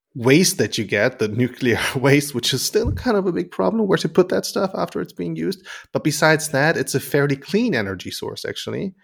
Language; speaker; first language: English; non-native, fluent; German